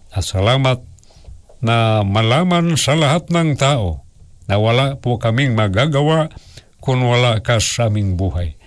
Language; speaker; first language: Filipino; non-native, local second language; Cebuano